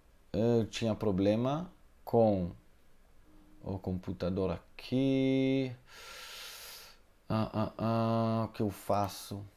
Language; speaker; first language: Portuguese; non-native, fluent; Hebrew